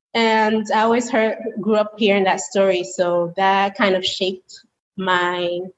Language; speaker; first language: English; early bilingual, other home language; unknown